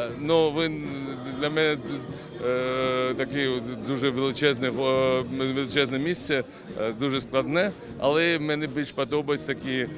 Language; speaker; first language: Ukrainian; non-native, fluent; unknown